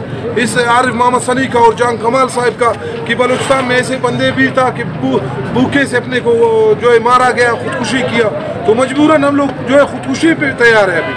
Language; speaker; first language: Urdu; non-native, local second language; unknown